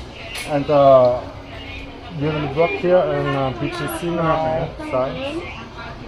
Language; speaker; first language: English; non-native, learner; German